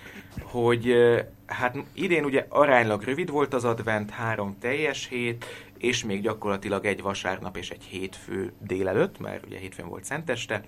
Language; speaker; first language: Hungarian; native; Hungarian